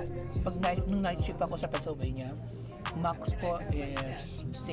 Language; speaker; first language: Filipino; native; Filipino